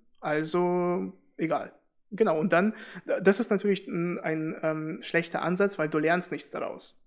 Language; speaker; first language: German; early bilingual, other home language; Russian